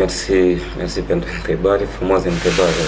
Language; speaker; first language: Romanian; non-native, fluent; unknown